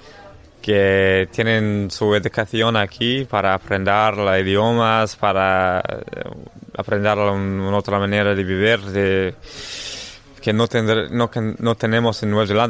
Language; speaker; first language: Spanish; non-native, learner; English